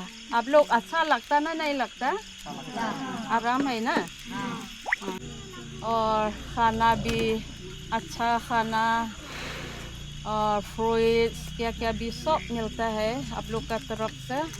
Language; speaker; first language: Hindi; non-native, local second language; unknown